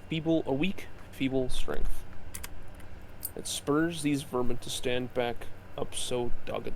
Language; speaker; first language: English; native; English